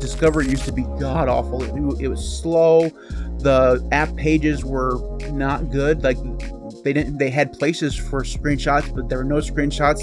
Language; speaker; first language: English; native; English